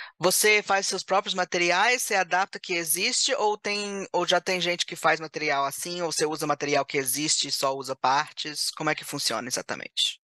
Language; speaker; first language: Portuguese; early bilingual, heritage; Portuguese